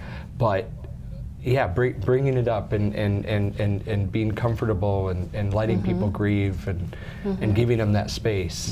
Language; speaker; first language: English; native; English